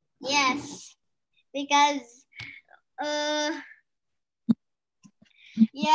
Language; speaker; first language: English; non-native, local second language; Indonesian